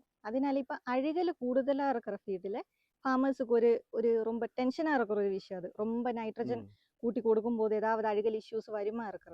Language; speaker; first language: Tamil; non-native, local second language; Malayalam